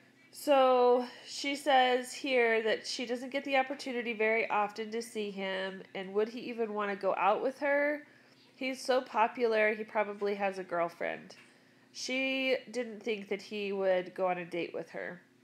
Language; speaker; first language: English; native; English